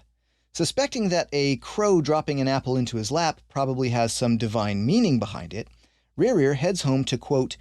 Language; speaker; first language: English; native; English